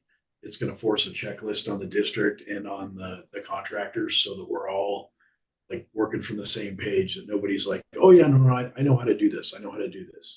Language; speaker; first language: English; native; English